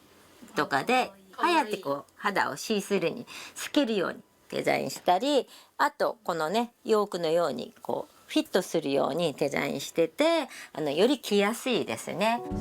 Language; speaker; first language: Japanese; native; Japanese